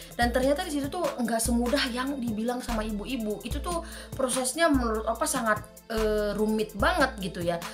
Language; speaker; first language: Indonesian; native; Indonesian